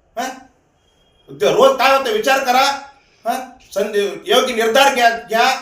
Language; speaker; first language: Marathi; non-native, local second language; Kannada